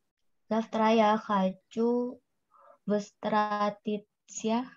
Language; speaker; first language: Russian; non-native, learner; Indonesian